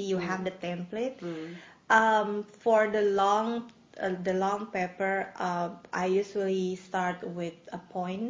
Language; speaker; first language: English; non-native, fluent; Indonesian